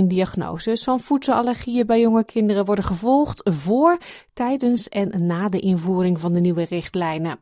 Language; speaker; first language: Dutch; native; Dutch